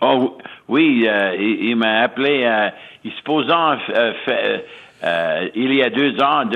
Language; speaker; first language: French; non-native, fluent; English